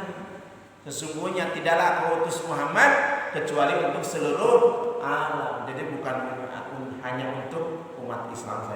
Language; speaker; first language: Indonesian; native; Indonesian